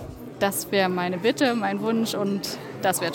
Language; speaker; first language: German; native; German